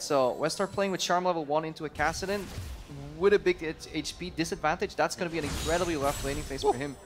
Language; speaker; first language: English; native; English